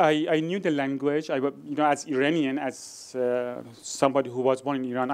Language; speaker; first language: English; non-native, fluent; Persian